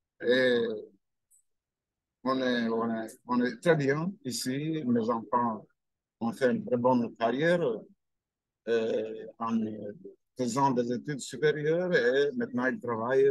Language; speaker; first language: French; non-native, fluent; Albanian